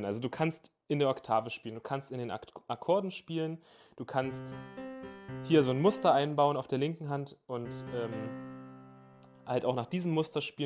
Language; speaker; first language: German; native; German